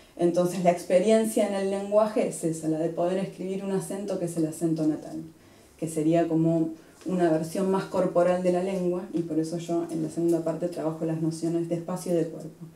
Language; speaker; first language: Spanish; native; Spanish